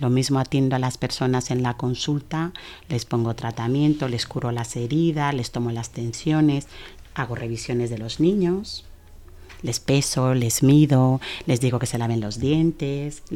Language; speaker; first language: Spanish; early bilingual, other home language; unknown